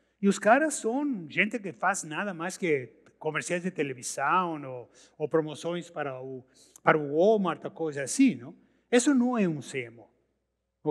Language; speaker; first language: Portuguese; non-native, learner; Spanish